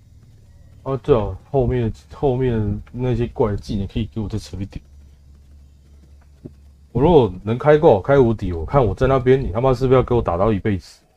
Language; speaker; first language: Chinese; native; Chinese